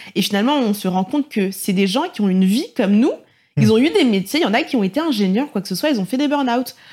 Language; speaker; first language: French; native; French